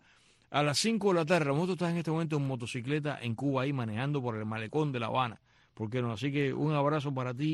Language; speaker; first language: Spanish; native; Spanish